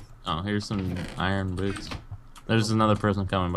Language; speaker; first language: English; native; English